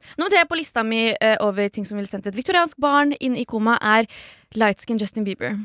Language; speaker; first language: Norwegian; early bilingual, other home language; Kurdish